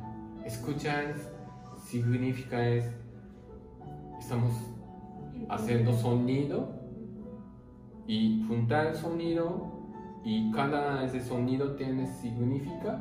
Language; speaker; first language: Spanish; non-native, learner; Japanese